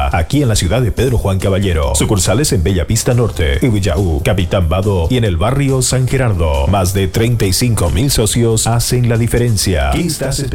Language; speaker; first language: Spanish; native; Spanish